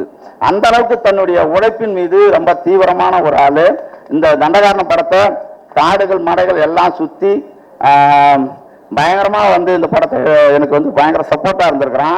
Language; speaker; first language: Tamil; native; Tamil